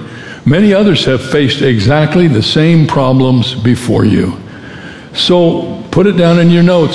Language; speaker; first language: English; native; English